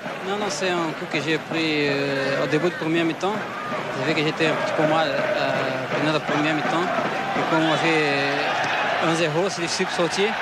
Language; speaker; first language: French; non-native, fluent; Portuguese